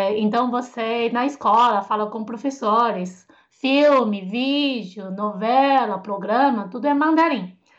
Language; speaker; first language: Portuguese; non-native, fluent; Chinese